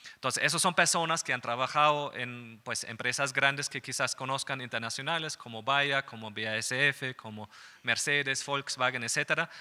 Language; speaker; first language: Spanish; non-native, fluent; German